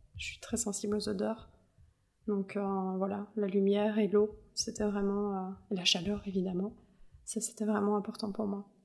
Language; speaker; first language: French; native; French